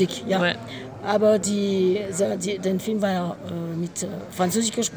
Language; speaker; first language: German; non-native, learner; French